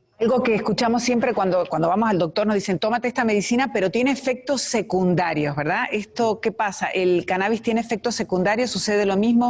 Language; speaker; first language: Spanish; native; Spanish